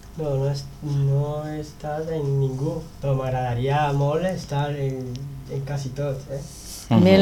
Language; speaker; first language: Catalan; non-native, learner; Spanish